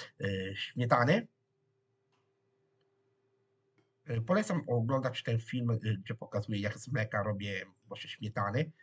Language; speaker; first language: Polish; non-native, fluent; Italian